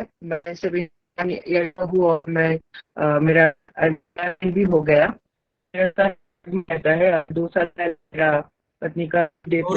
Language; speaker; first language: Hindi; non-native, local second language; Bangla